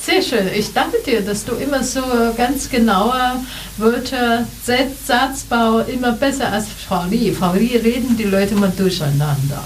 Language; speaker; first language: German; non-native, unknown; Chinese